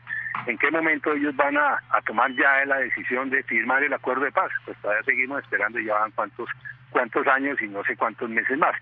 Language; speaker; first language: Spanish; native; Spanish